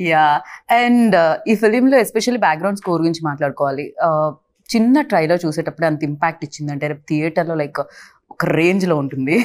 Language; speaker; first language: Telugu; native; Telugu